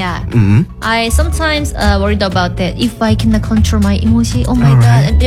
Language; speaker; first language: English; non-native, learner; Korean